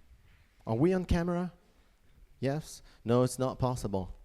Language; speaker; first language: English; non-native, fluent; French